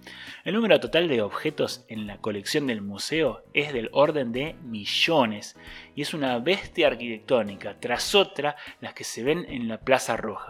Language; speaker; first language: Spanish; native; Spanish